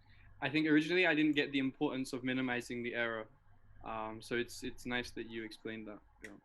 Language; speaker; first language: English; non-native, fluent; Spanish